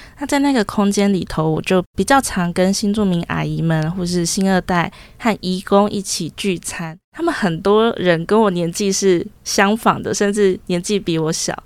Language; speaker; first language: Chinese; native; Chinese